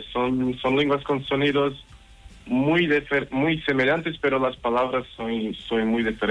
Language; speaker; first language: Spanish; non-native, learner; Portuguese